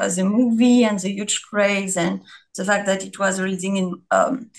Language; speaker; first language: English; non-native, fluent; French